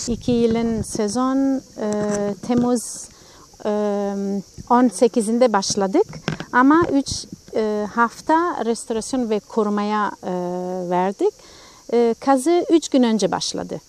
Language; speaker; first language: Turkish; non-native, fluent; Italian